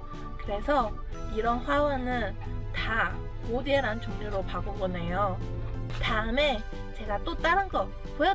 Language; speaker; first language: Korean; early bilingual, heritage; Korean